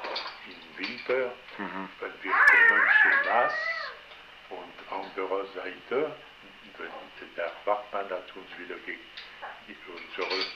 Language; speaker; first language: German; non-native, learner; French